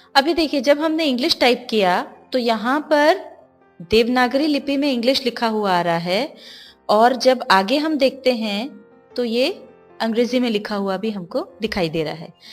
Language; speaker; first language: Hindi; native; Hindi